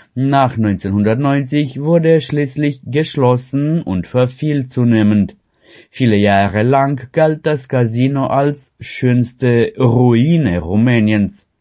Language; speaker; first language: German; non-native, fluent; Romanian